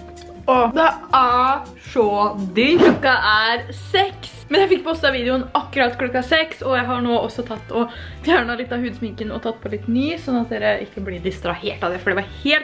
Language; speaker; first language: Norwegian; native; Norwegian